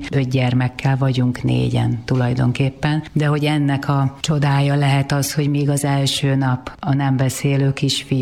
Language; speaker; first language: Hungarian; native; Hungarian